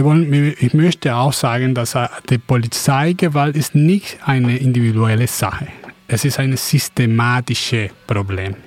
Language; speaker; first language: German; non-native, fluent; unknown